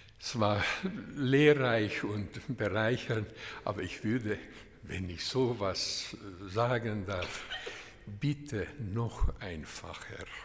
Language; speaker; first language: German; non-native, fluent; Hungarian